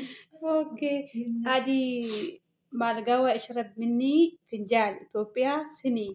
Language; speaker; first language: Arabic; non-native, learner; Oromo